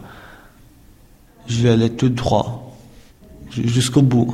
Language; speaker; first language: French; non-native, learner; Albanian